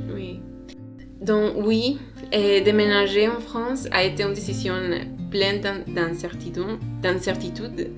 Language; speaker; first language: French; non-native, learner; Spanish